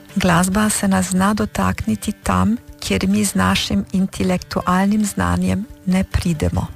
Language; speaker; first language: Slovenian; early bilingual, heritage; Slovenian